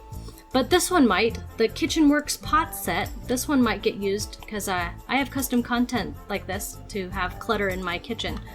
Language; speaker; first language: English; native; English